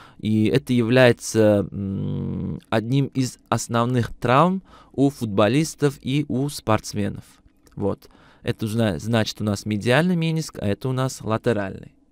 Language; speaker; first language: Russian; non-native, local second language; Uzbek